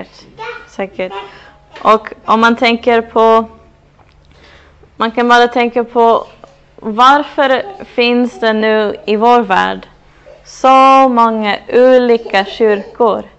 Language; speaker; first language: Swedish; non-native, fluent; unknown